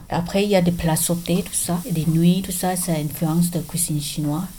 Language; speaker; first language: French; non-native, learner; Thai